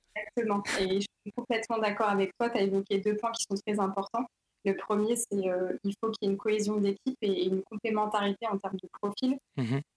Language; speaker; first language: French; native; French